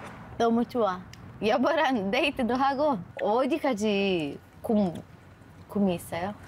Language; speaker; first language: Korean; non-native, learner; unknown